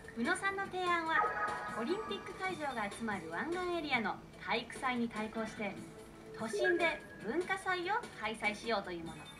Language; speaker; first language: Japanese; native; Japanese